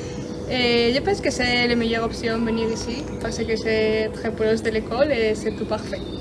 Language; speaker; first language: French; non-native, learner; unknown